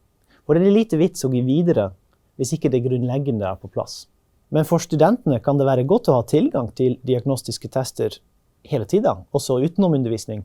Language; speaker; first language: Norwegian; non-native, fluent; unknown